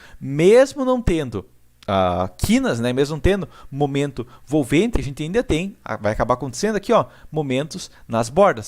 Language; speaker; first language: Portuguese; native; Portuguese